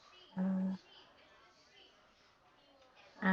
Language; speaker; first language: English; non-native, learner; Vietnamese